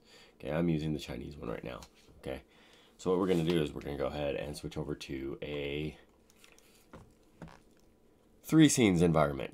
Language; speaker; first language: English; native; English